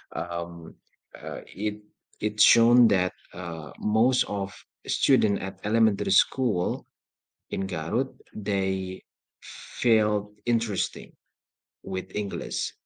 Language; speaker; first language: English; non-native, fluent; Indonesian